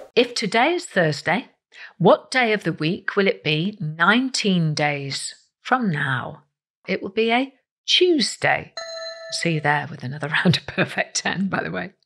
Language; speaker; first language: English; native; English